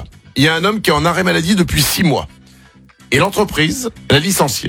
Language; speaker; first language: French; native; French